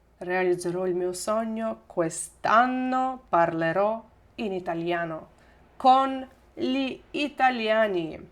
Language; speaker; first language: Italian; non-native, fluent; Ukrainian